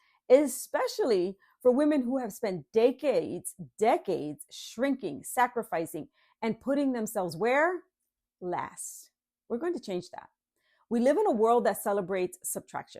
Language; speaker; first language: English; native; English